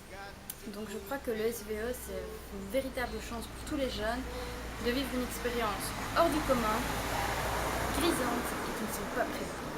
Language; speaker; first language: French; native; French